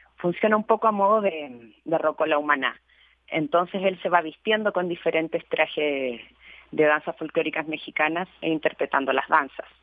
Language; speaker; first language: Spanish; native; Spanish